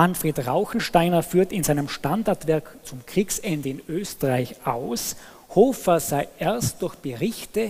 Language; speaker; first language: German; native; German